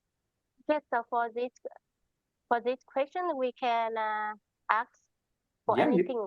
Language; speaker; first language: English; non-native, learner; Vietnamese